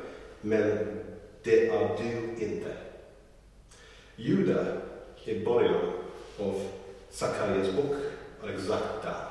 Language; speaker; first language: Swedish; non-native, learner; English